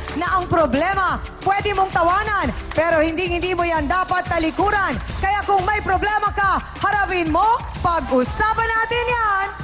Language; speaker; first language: Filipino; native; Filipino